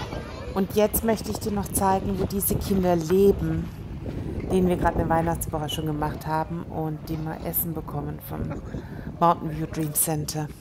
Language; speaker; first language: German; native; German